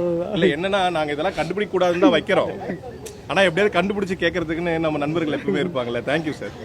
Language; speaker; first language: Tamil; native; Tamil